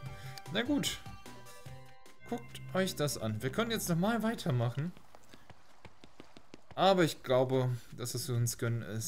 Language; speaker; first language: German; native; German